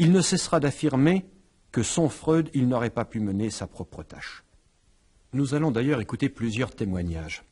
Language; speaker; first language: French; native; French